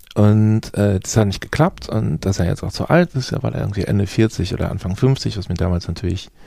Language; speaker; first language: German; native; German